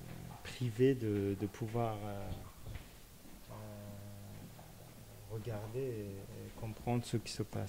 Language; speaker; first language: French; non-native, fluent; Persian